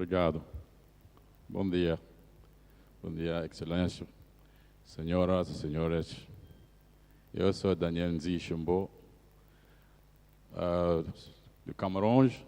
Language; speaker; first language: Portuguese; non-native, fluent; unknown